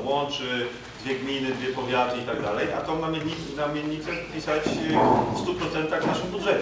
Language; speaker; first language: Polish; native; Polish